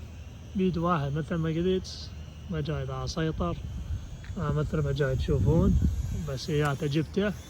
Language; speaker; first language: Arabic; native; Arabic